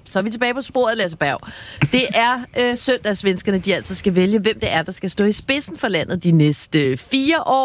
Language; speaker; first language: Danish; native; Danish